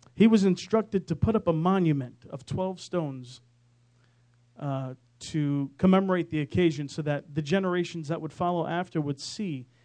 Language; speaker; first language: English; native; English